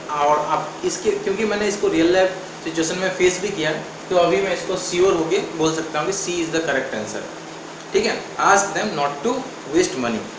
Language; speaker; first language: Hindi; non-native, local second language; Odia